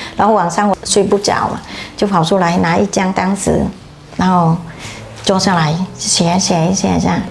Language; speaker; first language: Chinese; non-native, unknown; Vietnamese